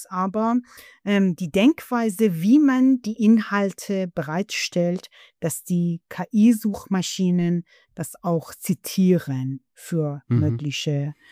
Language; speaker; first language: German; non-native, fluent; Persian